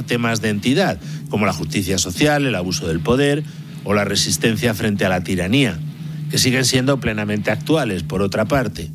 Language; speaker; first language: Spanish; native; Spanish